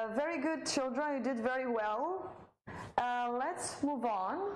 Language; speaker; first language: English; non-native, fluent; Romanian